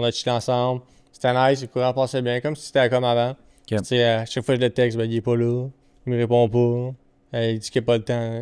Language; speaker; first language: French; native; French